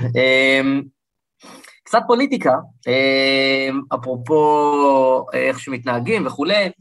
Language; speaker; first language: Hebrew; early bilingual, other home language; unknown